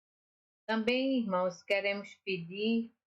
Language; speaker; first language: Portuguese; native; Portuguese